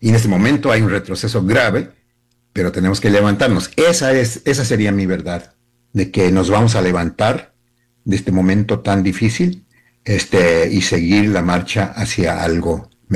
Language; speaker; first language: Spanish; early bilingual, heritage; Spanish